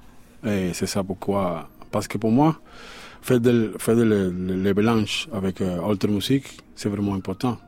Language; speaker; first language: French; non-native, learner; Spanish